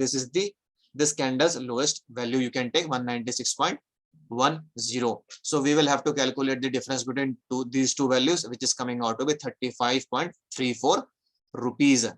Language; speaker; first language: English; non-native, local second language; Hindi